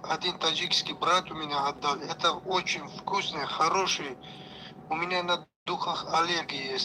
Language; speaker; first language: Russian; non-native, learner; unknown